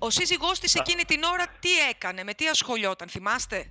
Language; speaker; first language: Greek; native; Greek